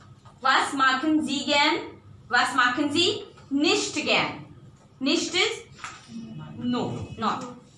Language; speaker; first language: German; non-native, fluent; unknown